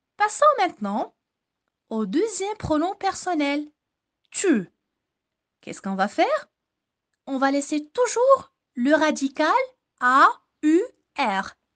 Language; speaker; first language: French; non-native, local second language; Arabic